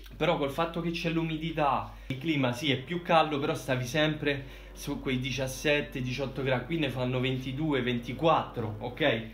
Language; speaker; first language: Italian; native; Italian